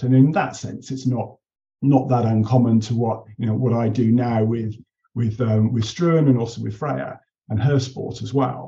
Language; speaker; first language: English; native; English